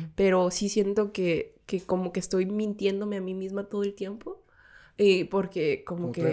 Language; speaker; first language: Spanish; non-native, fluent; Korean